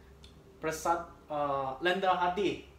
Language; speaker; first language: Indonesian; non-native, learner; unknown